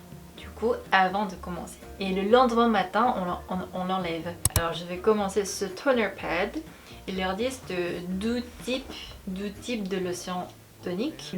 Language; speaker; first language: French; non-native, fluent; Korean